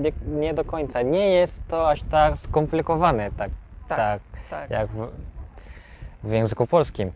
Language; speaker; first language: Polish; non-native, learner; Korean